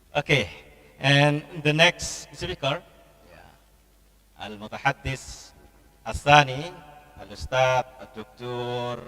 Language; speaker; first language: English; non-native, learner; Indonesian